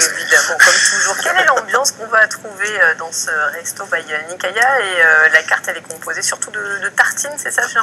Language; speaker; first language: French; native; French